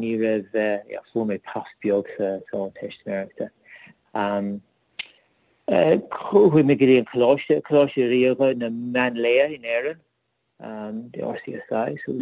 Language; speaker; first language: Irish; non-native, learner; English